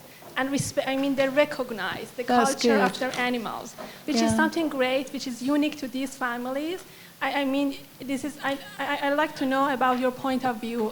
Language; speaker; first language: English; non-native, fluent; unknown